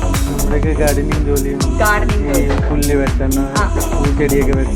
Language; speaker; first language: Malayalam; non-native, local second language; Bangla